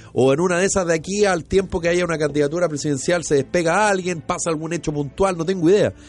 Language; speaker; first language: Spanish; native; Spanish